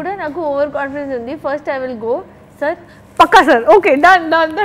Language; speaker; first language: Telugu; non-native, learner; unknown